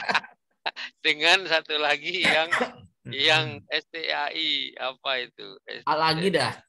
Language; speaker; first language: Indonesian; native; Indonesian